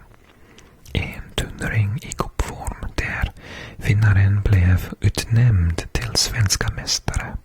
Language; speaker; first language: Swedish; non-native, fluent; English